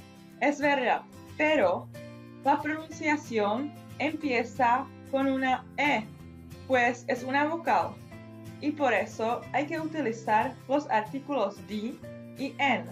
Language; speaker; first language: Spanish; non-native, fluent; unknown